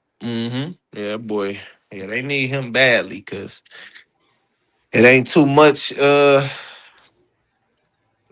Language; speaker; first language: English; native; English